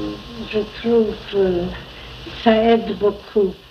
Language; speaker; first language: French; non-native, fluent; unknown